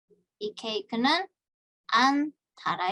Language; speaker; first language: Korean; non-native, fluent; Indonesian